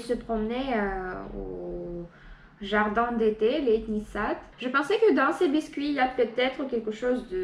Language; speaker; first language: French; non-native, fluent; Russian